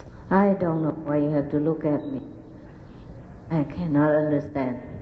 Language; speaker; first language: English; non-native, fluent; Vietnamese